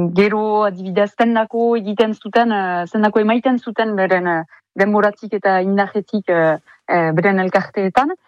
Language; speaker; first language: Basque; native; Basque